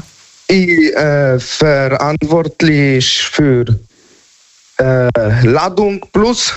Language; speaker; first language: German; non-native, learner; Polish